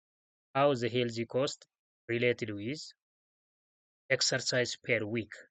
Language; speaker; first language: English; non-native, local second language; Oromo